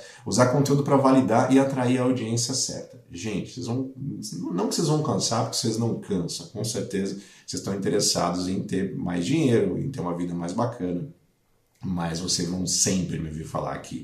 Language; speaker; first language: Portuguese; native; Portuguese